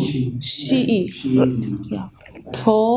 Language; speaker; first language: English; non-native, learner; Persian